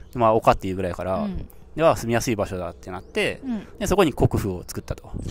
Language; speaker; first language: Japanese; native; Japanese